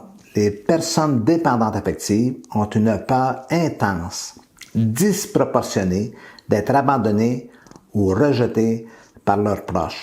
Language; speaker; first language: French; native; French